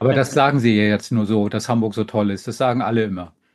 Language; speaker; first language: German; native; German